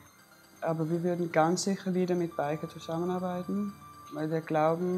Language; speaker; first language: German; non-native, fluent; Danish